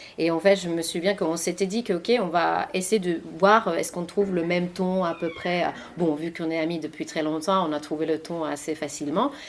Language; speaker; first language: French; non-native, fluent; Finnish